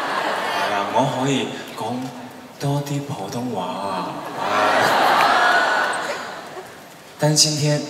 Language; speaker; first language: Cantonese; non-native, learner; Chinese